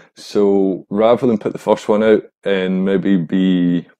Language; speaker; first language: English; native; English